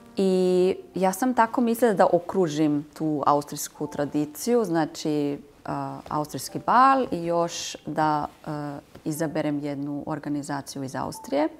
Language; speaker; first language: Serbian; non-native, fluent; German